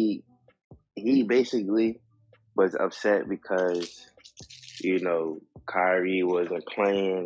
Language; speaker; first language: English; native; English